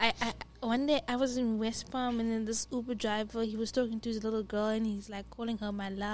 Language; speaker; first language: English; non-native, local second language; Dutch